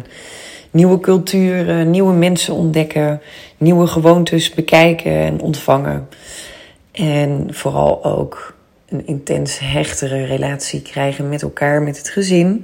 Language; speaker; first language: Dutch; native; Dutch